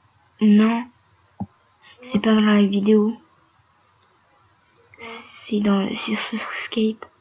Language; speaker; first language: French; native; French